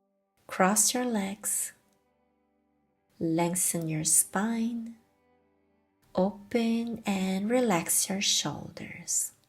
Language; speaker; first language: English; non-native, fluent; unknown